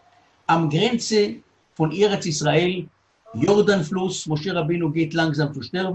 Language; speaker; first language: German; non-native, learner; Hebrew